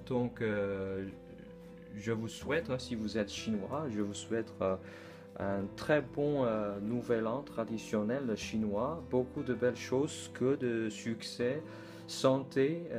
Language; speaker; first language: French; non-native, learner; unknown